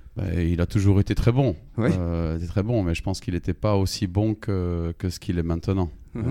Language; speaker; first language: French; native; French